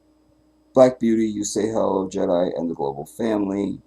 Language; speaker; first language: English; native; English